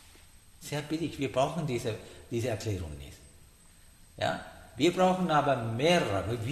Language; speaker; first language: German; non-native, learner; Sinhala